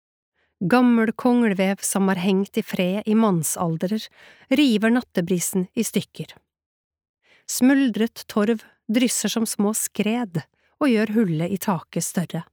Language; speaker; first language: Norwegian; native; Norwegian